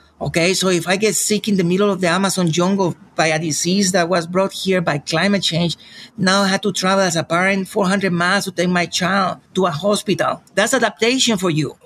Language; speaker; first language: English; non-native, fluent; Spanish